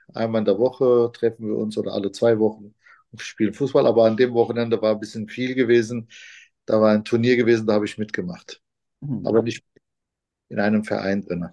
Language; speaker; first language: German; non-native, fluent; Turkish